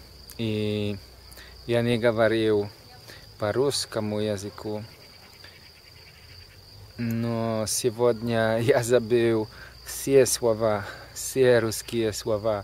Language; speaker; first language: Russian; non-native, learner; Polish